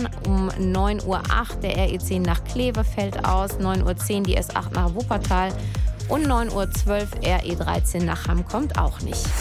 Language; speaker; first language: German; native; German